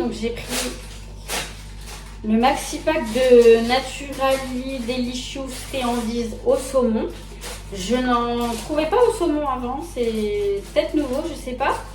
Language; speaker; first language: French; native; French